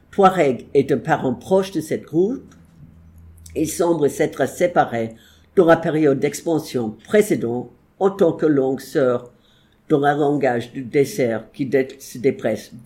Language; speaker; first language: French; non-native, fluent; English